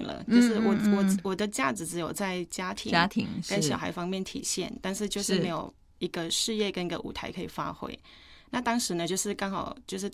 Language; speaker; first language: Chinese; non-native, fluent; Thai